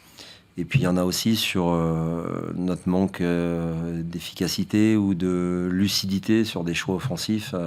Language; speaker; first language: French; native; French